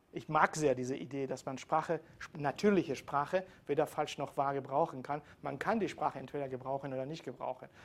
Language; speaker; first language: German; non-native, fluent; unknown